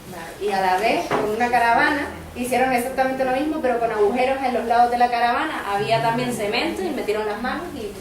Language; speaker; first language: Spanish; native; Spanish